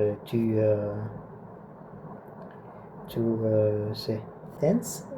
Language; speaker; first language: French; non-native, learner; Arabic